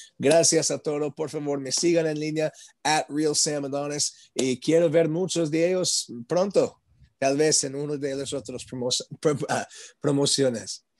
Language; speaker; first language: Spanish; non-native, learner; English